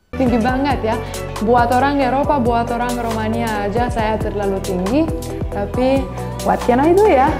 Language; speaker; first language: Indonesian; non-native, learner; Romanian